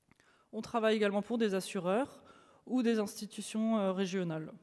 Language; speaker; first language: French; native; French